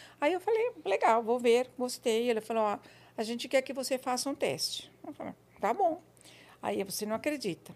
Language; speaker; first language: Portuguese; non-native, fluent; Spanish